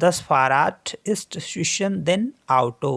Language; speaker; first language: German; non-native, learner; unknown